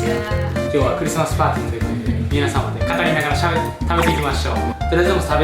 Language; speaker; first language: Japanese; native; Japanese